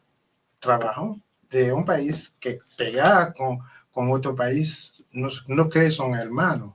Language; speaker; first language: Spanish; non-native, learner; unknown